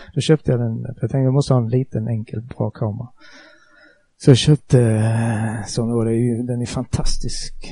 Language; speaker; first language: Swedish; native; Swedish